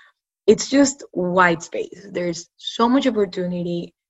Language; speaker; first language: English; non-native, fluent; Spanish